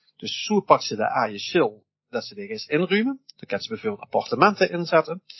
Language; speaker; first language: Dutch; native; Dutch